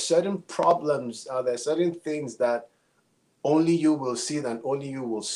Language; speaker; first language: English; non-native, local second language; Yoruba